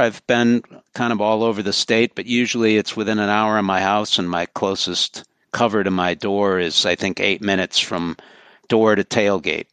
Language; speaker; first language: English; native; English